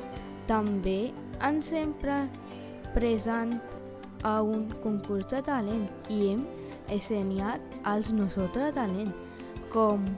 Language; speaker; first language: Catalan; non-native, learner; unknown